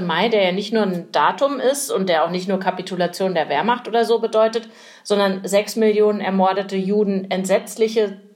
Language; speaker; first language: German; native; German